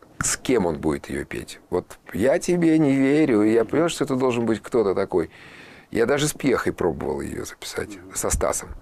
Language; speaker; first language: Russian; native; Russian